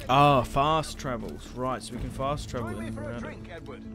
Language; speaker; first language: English; native; English